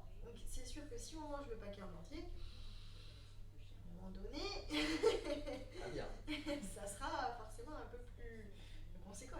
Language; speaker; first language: French; native; French